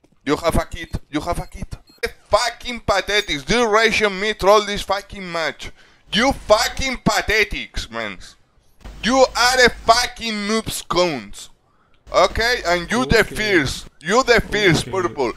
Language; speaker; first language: English; non-native, learner; Spanish